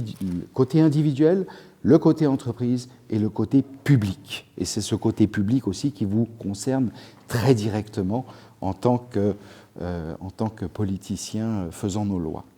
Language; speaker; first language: French; native; French